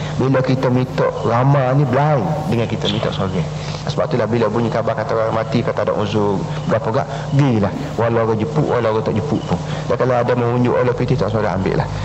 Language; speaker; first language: Malay; native; Malay